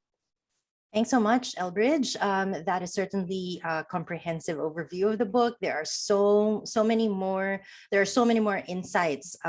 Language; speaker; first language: English; non-native, local second language; Filipino